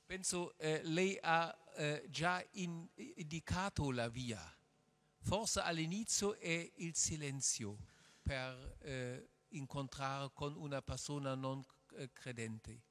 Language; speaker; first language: Italian; non-native, learner; German